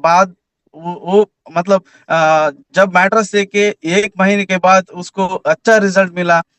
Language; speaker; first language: Hindi; non-native, local second language; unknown